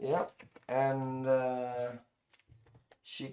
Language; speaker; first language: English; non-native, learner; Thai